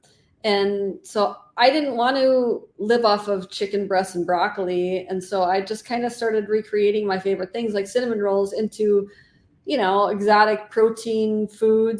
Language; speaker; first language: English; native; English